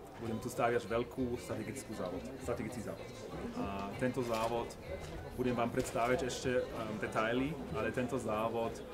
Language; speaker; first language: Slovak; non-native, learner; German